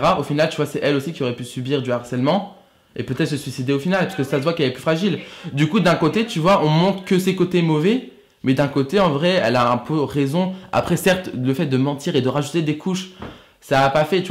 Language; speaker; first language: French; native; French